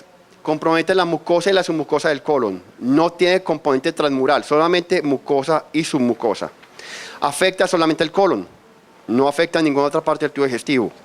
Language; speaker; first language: Spanish; native; Spanish